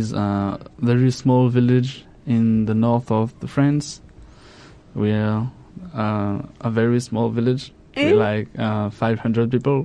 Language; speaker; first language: English; non-native, fluent; French